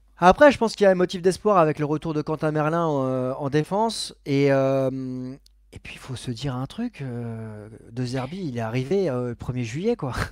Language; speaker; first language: French; native; French